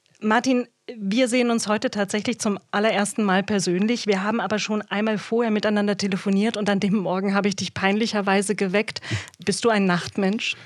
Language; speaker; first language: German; native; German